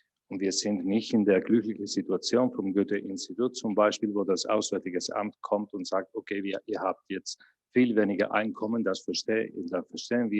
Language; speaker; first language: German; non-native, fluent; Spanish